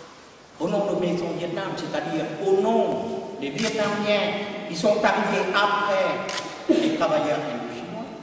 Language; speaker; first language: French; non-native, fluent; Vietnamese